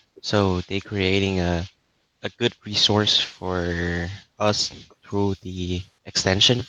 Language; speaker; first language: English; non-native, learner; Vietnamese